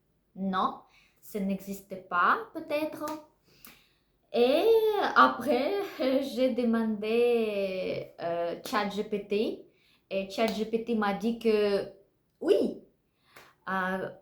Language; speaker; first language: French; non-native, learner; Russian